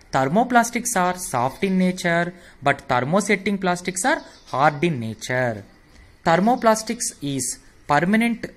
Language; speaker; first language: English; non-native, local second language; Telugu